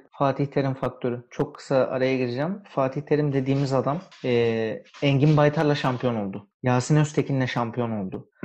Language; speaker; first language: Turkish; early bilingual, heritage; Turkish